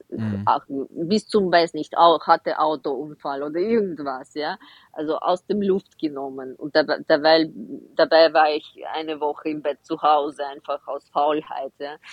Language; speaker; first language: German; non-native, fluent; Russian